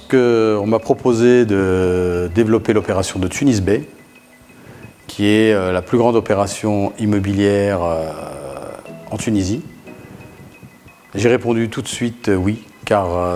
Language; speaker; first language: French; early bilingual, other home language; Arabic